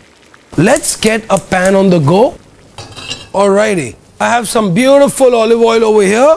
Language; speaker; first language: English; non-native, local second language; Hindi